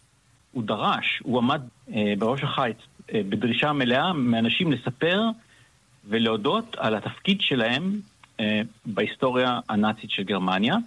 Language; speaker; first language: Hebrew; native; Hebrew